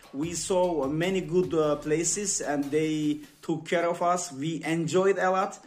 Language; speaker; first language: English; non-native, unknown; Turkish